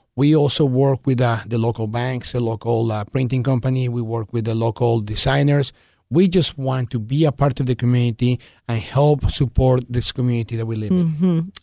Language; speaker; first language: English; early bilingual, other home language; Spanish